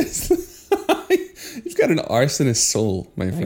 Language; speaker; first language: English; early bilingual, other home language; Spanish